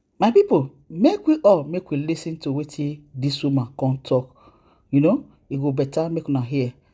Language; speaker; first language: Nigerian Pidgin; native; Nigerian Pidgin